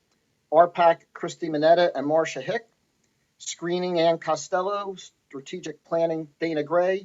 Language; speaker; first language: English; native; English